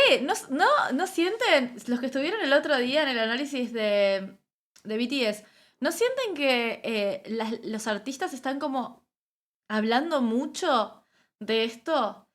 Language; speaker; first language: Spanish; native; Spanish